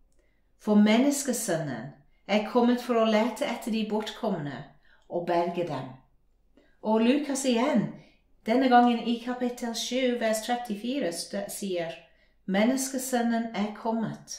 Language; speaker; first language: Norwegian; non-native, fluent; English